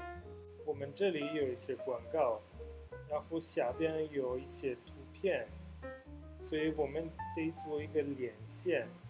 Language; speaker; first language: Chinese; non-native, fluent; Italian